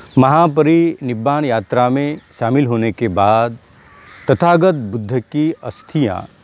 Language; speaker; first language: Hindi; non-native, local second language; Marathi